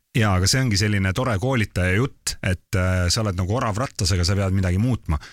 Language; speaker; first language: Estonian; native; Estonian